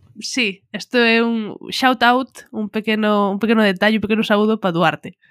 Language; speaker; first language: Galician; non-native, local second language; Spanish